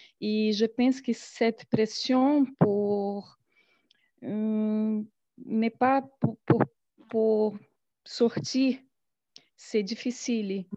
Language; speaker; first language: French; non-native, learner; Portuguese